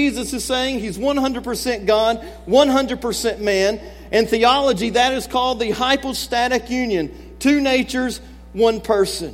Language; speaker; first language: English; native; English